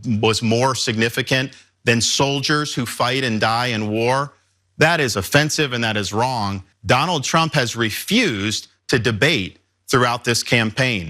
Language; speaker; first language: English; native; English